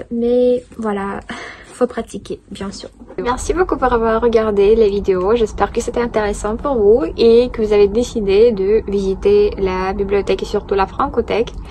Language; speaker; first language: French; non-native, fluent; Russian